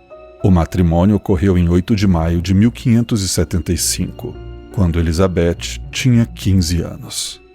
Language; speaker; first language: Portuguese; native; Portuguese